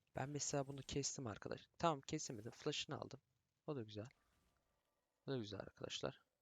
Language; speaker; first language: Turkish; early bilingual, heritage; Turkish